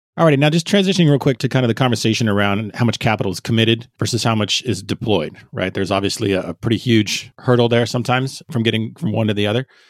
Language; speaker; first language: English; native; English